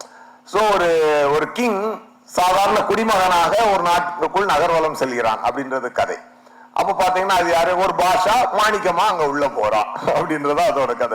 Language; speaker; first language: Tamil; native; Tamil